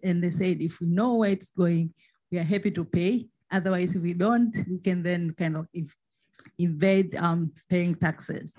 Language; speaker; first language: English; non-native, local second language; Swahili